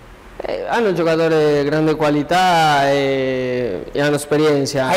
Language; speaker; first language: Italian; non-native, learner; Spanish